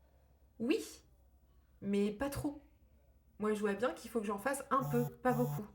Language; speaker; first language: French; native; French